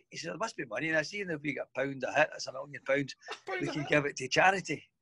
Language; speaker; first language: English; native; English